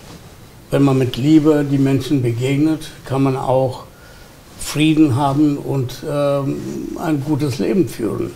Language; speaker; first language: German; non-native, fluent; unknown